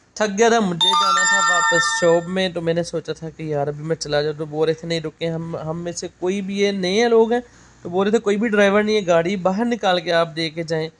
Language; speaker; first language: Urdu; non-native, local second language; Punjabi